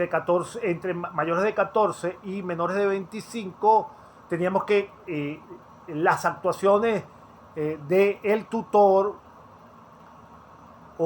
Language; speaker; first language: Spanish; native; Spanish